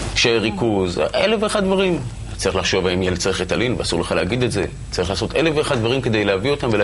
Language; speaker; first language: Hebrew; native; Hebrew